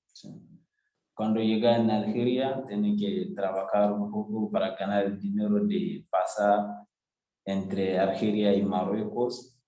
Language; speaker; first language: Spanish; non-native, learner; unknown